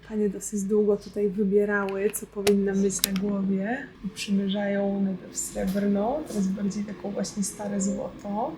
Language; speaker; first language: Polish; native; Polish